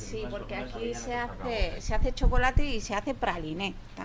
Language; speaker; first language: Spanish; native; Spanish